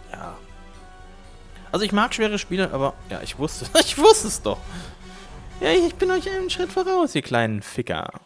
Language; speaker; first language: German; native; German